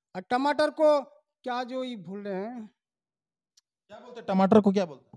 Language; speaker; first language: Hindi; native; Hindi